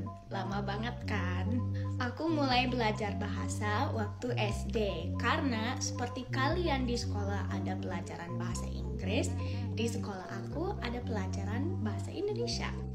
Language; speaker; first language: Indonesian; non-native, fluent; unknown